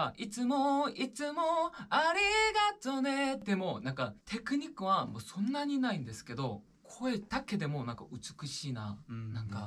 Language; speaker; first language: Japanese; non-native, learner; Korean